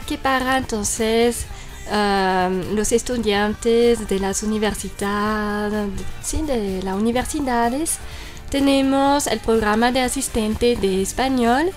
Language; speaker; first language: Spanish; non-native, fluent; French